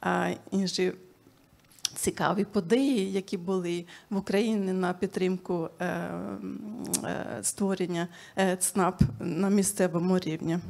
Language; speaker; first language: Ukrainian; non-native, fluent; Swedish